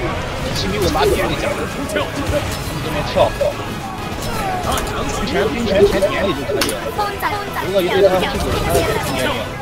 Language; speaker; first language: Chinese; native; Chinese